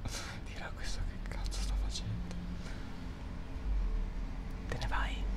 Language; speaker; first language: Italian; native; Italian